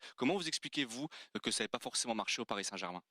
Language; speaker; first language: French; native; French